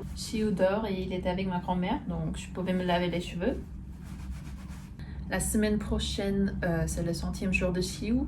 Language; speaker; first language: French; non-native, fluent; Korean